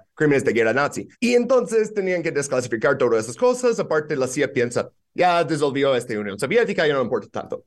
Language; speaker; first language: Spanish; non-native, fluent; English